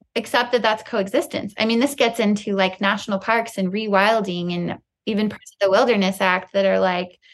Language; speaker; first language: English; native; English